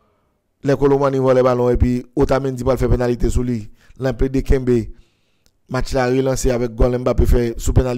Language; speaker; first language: French; non-native, local second language; Haitian Creole